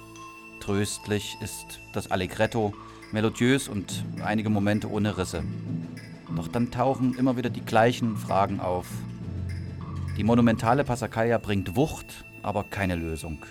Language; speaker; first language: German; native; German